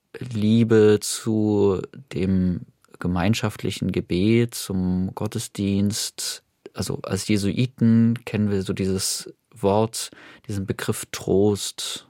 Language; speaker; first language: German; native; German